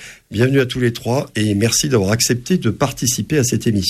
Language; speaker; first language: French; native; French